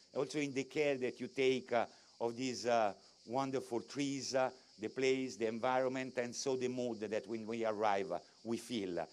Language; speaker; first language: English; non-native, fluent; Italian